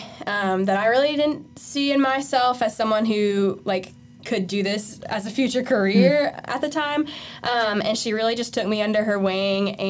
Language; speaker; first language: English; native; English